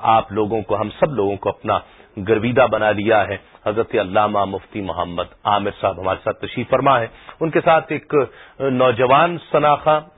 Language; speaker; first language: Urdu; native; Urdu